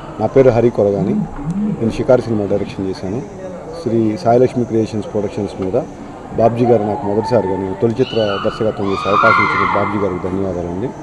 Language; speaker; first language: Telugu; native; Telugu